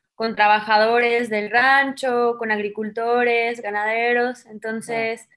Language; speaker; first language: Spanish; native; Spanish